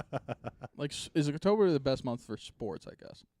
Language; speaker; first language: English; native; English